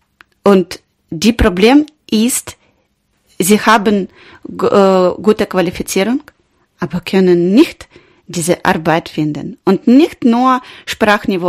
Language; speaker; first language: German; non-native, learner; Ukrainian